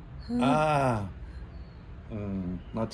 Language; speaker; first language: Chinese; non-native, learner; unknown